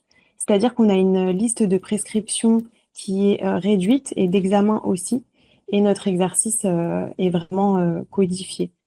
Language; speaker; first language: French; native; French